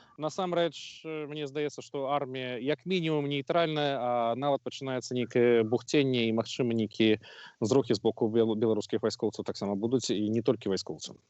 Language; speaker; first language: Belarusian; non-native, local second language; Russian